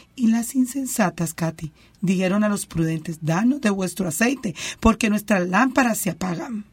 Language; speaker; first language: Spanish; native; Spanish